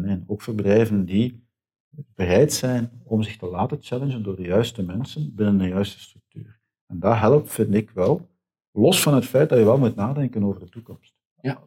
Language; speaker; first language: Dutch; native; Dutch